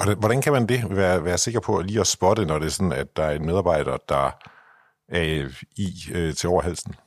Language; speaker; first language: Danish; native; Danish